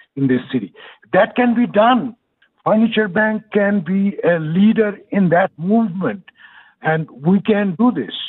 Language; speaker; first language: English; non-native, fluent; Bangla